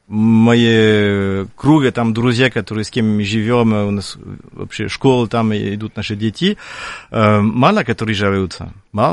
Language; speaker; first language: Russian; non-native, fluent; French